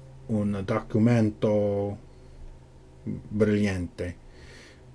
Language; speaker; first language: Italian; non-native, learner; English